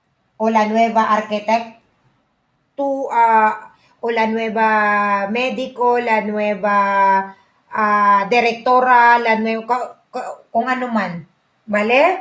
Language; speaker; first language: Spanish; non-native, learner; Filipino